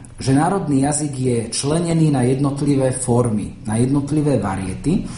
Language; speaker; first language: Slovak; native; Slovak